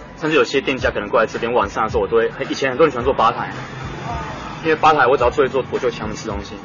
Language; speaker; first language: Chinese; native; Chinese